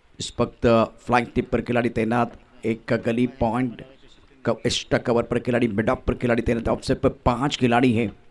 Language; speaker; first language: Hindi; non-native, local second language; Marathi